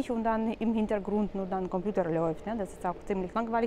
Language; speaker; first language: German; non-native, fluent; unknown